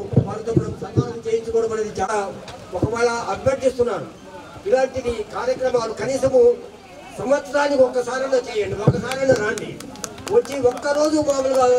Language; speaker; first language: Telugu; native; Telugu